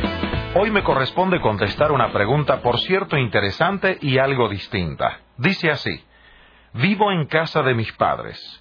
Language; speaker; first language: Spanish; native; Spanish